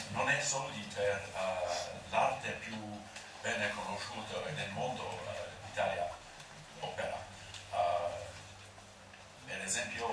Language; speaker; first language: Italian; non-native, learner; English